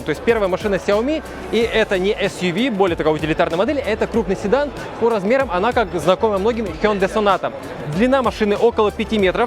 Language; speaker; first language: Russian; native; Russian